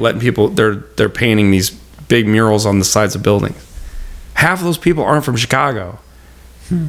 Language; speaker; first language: English; native; English